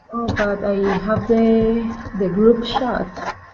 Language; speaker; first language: English; non-native, learner; Spanish